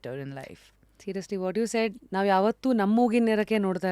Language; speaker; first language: Kannada; native; Kannada